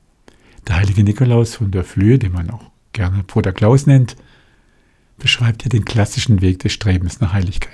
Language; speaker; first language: German; native; German